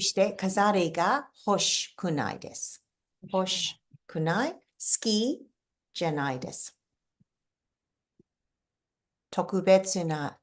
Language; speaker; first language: Japanese; non-native, fluent; English